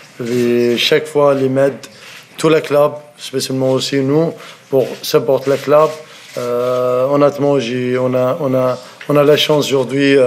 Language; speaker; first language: French; non-native, learner; Arabic